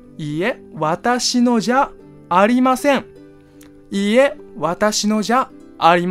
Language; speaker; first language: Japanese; non-native, fluent; Chinese